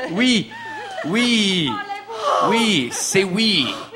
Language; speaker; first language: French; native; French